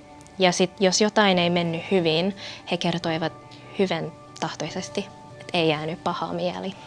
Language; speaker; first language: Finnish; non-native, fluent; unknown